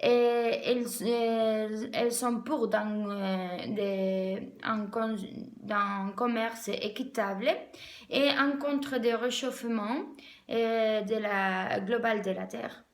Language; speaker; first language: French; non-native, learner; Spanish